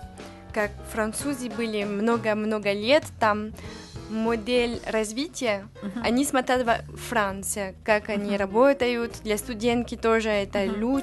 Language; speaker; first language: Russian; non-native, learner; French